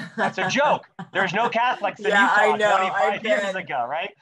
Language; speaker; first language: English; native; English